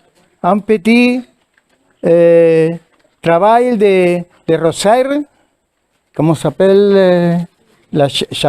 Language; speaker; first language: French; non-native, learner; Spanish